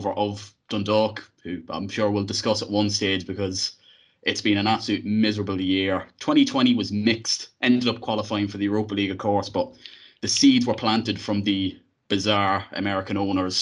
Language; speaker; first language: English; native; English